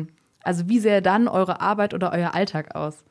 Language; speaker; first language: German; native; German